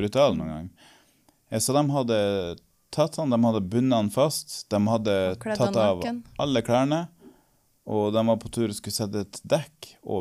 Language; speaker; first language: Norwegian; native; Norwegian